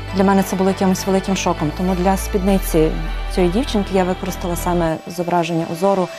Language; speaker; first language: Ukrainian; native; Ukrainian